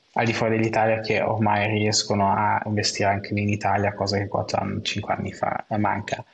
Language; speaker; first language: Italian; non-native, local second language; German